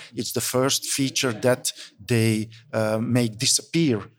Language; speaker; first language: English; non-native, fluent; Dutch